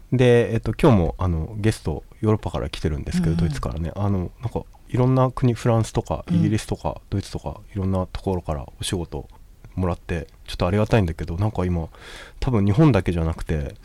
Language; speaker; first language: Japanese; native; Japanese